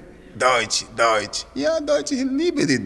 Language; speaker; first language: German; non-native, learner; Portuguese